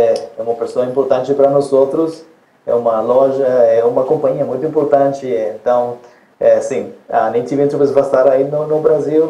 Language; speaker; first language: Portuguese; non-native, fluent; Spanish